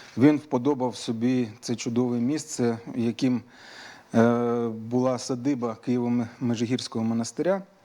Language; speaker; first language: Ukrainian; native; Ukrainian